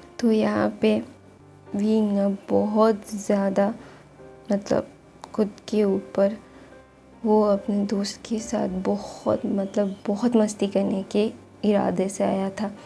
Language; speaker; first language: Hindi; non-native, local second language; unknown